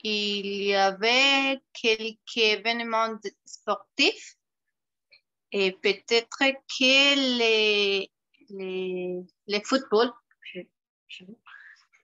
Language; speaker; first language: French; non-native, fluent; Spanish